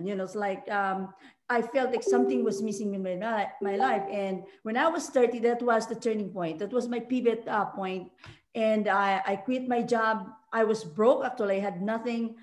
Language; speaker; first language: English; non-native, local second language; Filipino